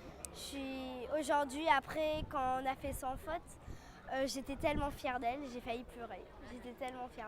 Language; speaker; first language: French; early bilingual, other home language; English